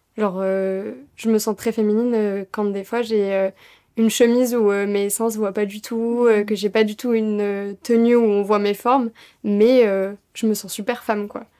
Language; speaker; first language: French; native; French